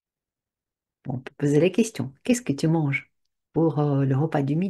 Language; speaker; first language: French; non-native, fluent; Russian